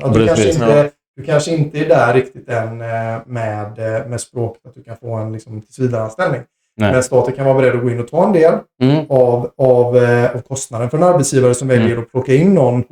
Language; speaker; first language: Swedish; native; Swedish